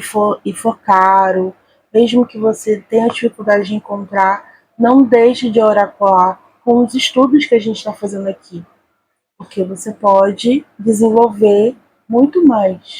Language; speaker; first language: Portuguese; native; Portuguese